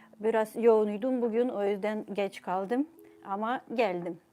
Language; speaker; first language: Turkish; non-native, fluent; Ukrainian